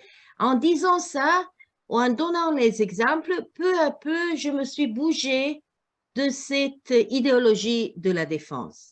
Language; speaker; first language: French; non-native, learner; Croatian